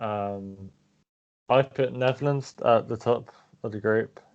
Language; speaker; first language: English; native; English